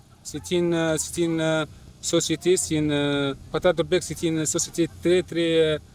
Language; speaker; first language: French; non-native, learner; Arabic